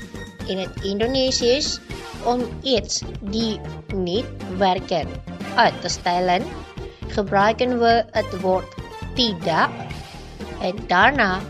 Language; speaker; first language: Dutch; non-native, learner; Indonesian